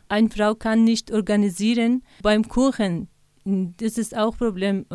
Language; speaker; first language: German; non-native, learner; Persian